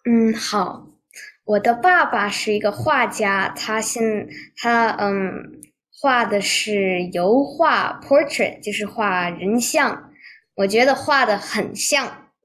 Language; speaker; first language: Chinese; early bilingual, heritage; Chinese